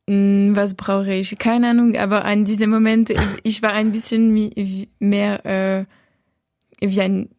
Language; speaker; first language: German; non-native, local second language; French